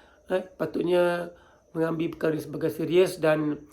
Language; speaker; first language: Malay; native; Malay